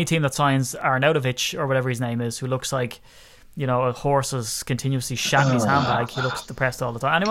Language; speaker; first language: English; native; English